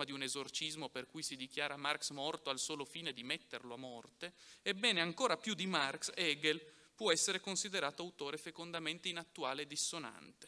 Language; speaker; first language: Italian; native; Italian